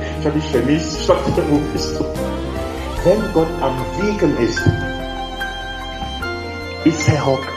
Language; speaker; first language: German; non-native, learner; French